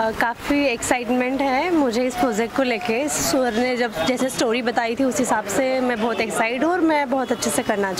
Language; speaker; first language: Hindi; native; Hindi